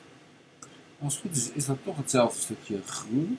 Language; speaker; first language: Dutch; native; Dutch